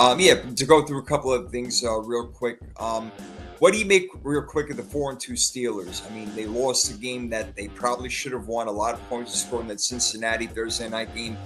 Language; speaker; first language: English; native; English